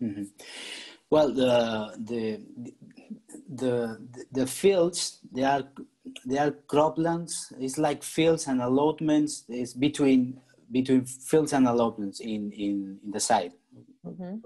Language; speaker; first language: English; non-native, learner; Spanish